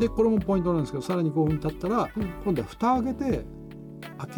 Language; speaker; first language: Japanese; native; Japanese